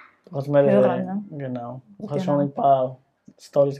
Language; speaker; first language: German; non-native, fluent; Spanish